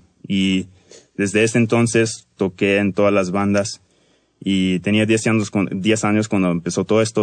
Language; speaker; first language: Spanish; early bilingual, heritage; Spanish